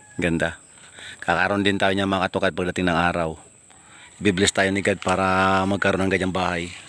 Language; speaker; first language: Filipino; native; Filipino